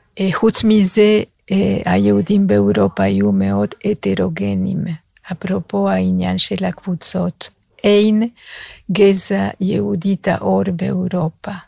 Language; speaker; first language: Hebrew; non-native, fluent; Spanish